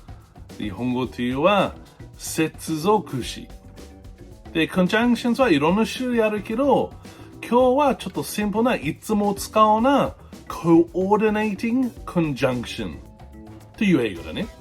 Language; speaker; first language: Japanese; non-native, fluent; English